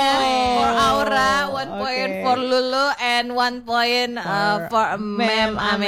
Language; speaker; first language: English; non-native, learner; Indonesian